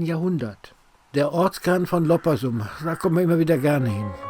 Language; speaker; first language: German; native; German